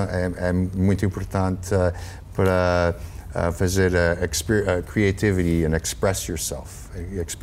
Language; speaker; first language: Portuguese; early bilingual, heritage; English